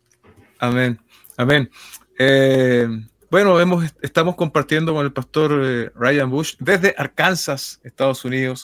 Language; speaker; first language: Spanish; native; Spanish